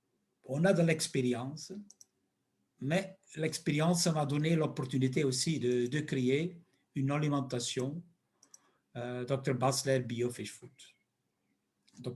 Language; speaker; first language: French; non-native, local second language; Dutch